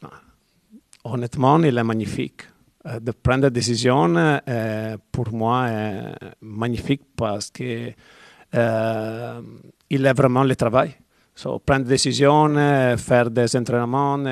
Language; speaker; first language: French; non-native, learner; Italian